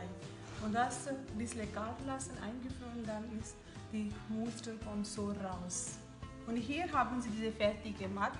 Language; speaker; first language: German; non-native, learner; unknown